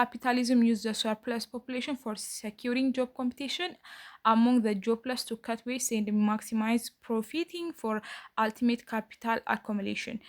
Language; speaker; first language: English; non-native, local second language; Amharic